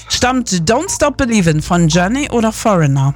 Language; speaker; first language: German; native; German